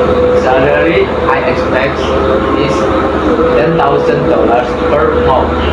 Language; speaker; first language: English; non-native, learner; Indonesian